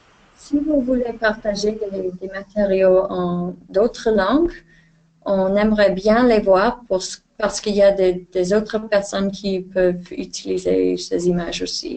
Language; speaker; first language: French; non-native, fluent; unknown